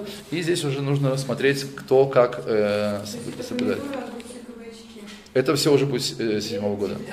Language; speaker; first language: Russian; native; Russian